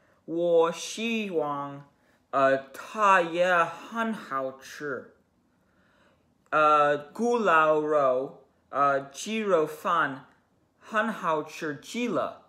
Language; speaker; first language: Chinese; non-native, learner; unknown